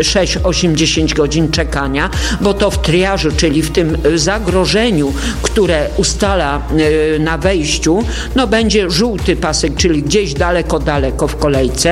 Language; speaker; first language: Polish; native; Polish